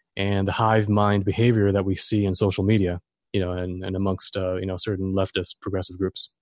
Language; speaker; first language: English; non-native, fluent; German